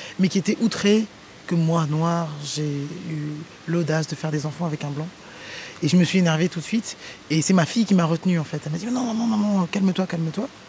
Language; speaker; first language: French; native; French